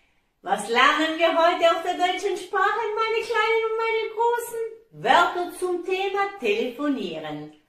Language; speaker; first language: German; non-native, fluent; Italian